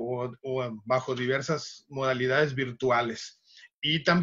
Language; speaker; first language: Spanish; native; Spanish